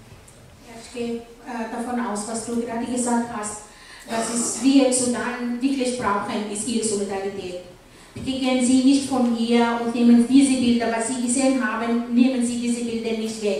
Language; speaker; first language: German; non-native, fluent; Arabic